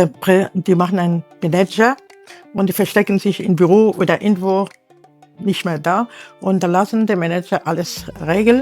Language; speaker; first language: German; non-native, learner; Arabic